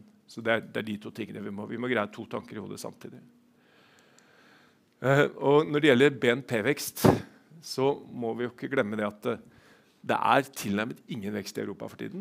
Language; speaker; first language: Norwegian; native; Norwegian